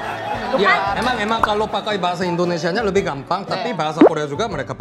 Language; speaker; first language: Indonesian; non-native, fluent; Korean